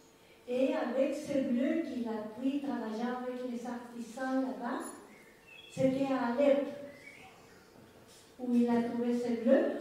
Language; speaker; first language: French; non-native, fluent; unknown